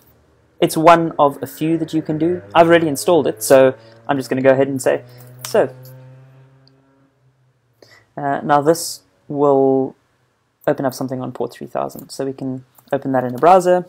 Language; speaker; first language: English; native; English